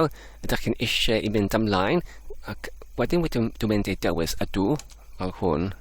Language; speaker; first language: Welsh; non-native, fluent; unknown